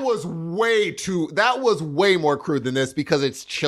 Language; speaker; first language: English; native; English